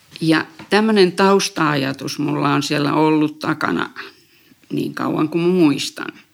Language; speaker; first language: Finnish; native; Finnish